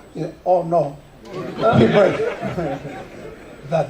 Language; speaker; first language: English; non-native, learner; Spanish